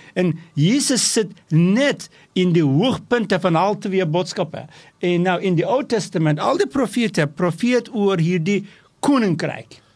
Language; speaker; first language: Afrikaans; non-native, local second language; English